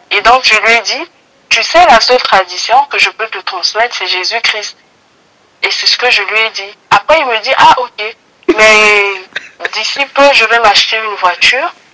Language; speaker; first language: French; non-native, local second language; Lingala